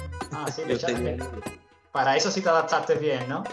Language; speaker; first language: Spanish; native; Spanish